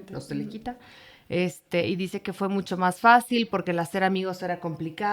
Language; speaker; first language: Spanish; native; Spanish